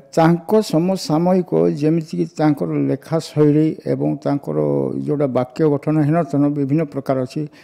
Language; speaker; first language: Odia; non-native, local second language; Santali